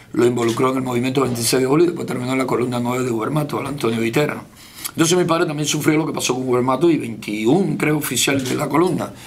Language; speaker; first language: Spanish; native; Spanish